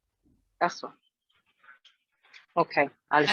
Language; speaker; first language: German; non-native, fluent; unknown